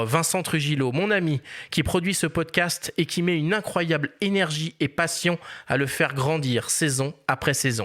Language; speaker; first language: French; native; French